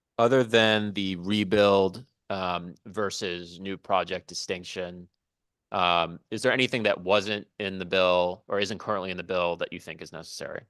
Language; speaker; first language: English; native; English